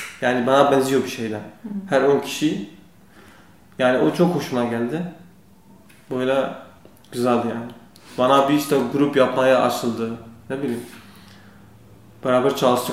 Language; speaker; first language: Turkish; non-native, learner; Kurdish